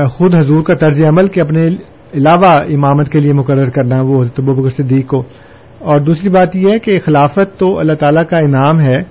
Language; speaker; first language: Urdu; non-native, local second language; Punjabi